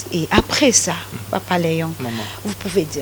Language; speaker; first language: French; non-native, local second language; Lingala